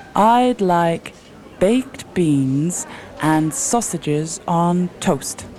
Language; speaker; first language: English; native; English